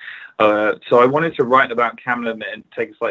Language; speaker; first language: English; native; English